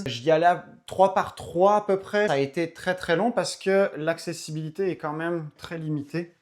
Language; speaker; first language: French; native; French